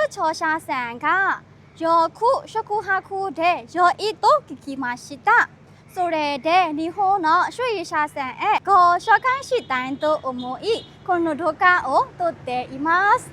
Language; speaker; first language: Japanese; non-native, learner; Burmese